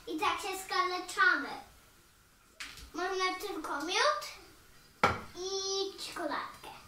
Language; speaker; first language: Polish; early bilingual, heritage; English